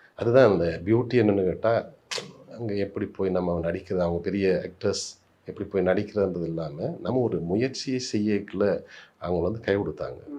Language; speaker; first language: Tamil; native; Tamil